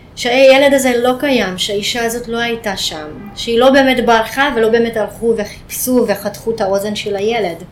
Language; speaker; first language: Hebrew; non-native, fluent; Hungarian